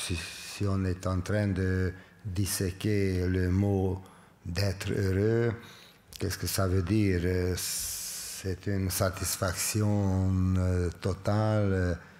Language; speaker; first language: French; non-native, fluent; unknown